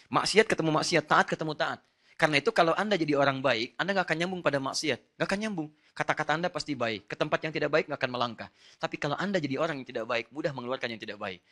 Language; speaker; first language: Indonesian; non-native, fluent; Arabic